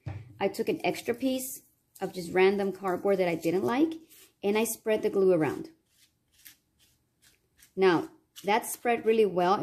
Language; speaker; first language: English; native; English